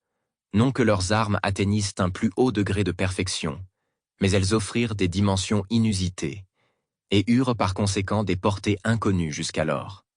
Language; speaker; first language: French; native; French